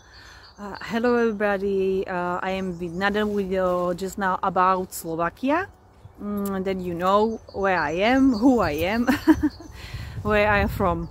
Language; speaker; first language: English; non-native, learner; Slovak